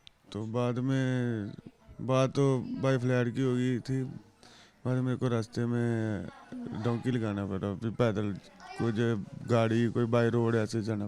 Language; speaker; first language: Hindi; non-native, local second language; Punjabi